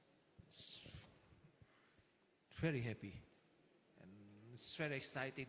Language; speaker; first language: English; non-native, learner; Indonesian